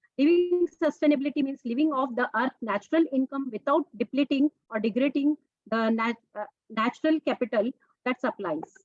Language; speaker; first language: English; non-native, local second language; Telugu